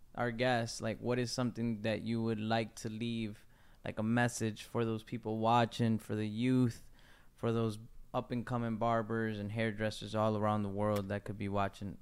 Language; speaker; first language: English; native; English